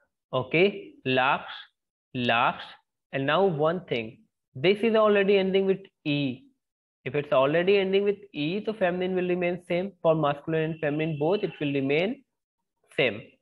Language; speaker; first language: English; non-native, local second language; Hindi